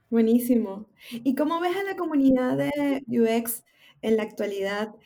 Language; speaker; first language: Spanish; native; Spanish